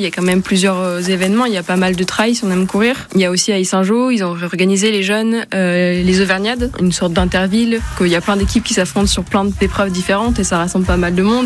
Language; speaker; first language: French; native; French